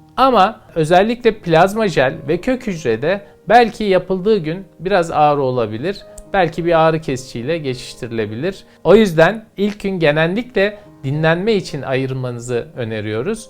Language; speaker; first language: Turkish; native; Turkish